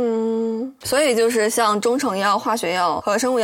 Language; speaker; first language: Chinese; native; Chinese